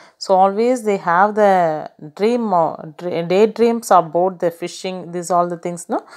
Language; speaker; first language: English; non-native, local second language; Tamil